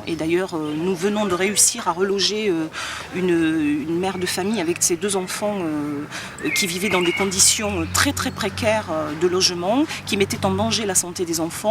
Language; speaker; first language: French; native; French